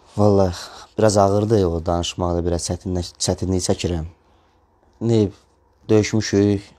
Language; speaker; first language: Azerbaijani; non-native, local second language; Russian